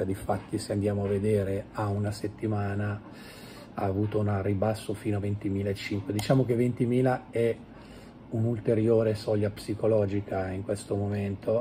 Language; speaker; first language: Italian; native; Italian